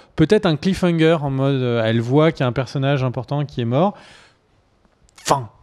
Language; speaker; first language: French; native; French